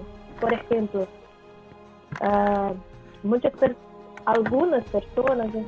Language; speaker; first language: Spanish; non-native, learner; Portuguese